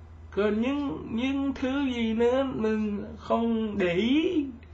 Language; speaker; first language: Vietnamese; early bilingual, other home language; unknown